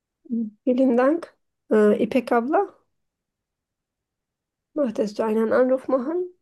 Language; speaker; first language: German; non-native, fluent; Turkish